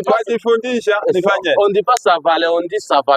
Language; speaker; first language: French; non-native, local second language; Swahili